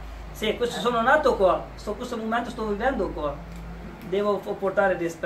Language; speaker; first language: Italian; non-native, learner; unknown